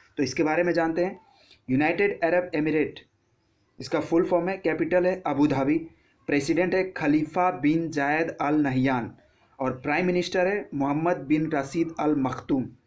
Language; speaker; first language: Hindi; non-native, local second language; Bangla